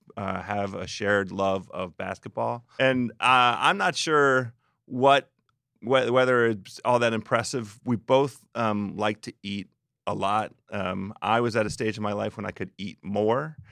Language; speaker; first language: English; native; English